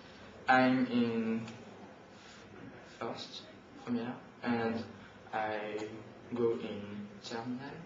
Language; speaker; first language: English; non-native, learner; French